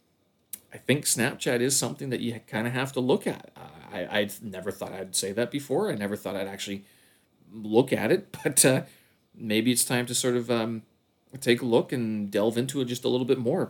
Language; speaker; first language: English; native; English